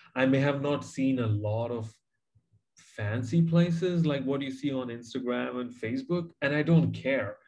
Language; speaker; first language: English; non-native, local second language; Tamil